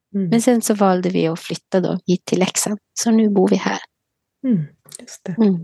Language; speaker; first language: Swedish; native; Swedish